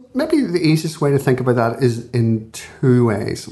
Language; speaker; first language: English; native; English